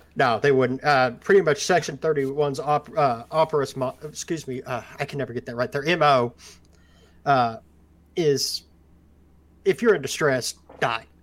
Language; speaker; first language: English; native; English